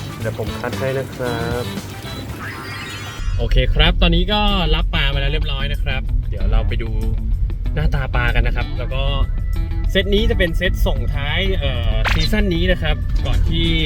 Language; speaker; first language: Thai; native; Thai